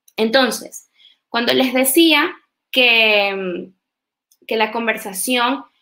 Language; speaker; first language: Spanish; native; Spanish